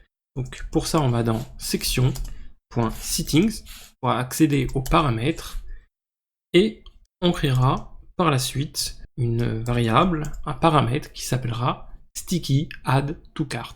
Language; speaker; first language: French; native; French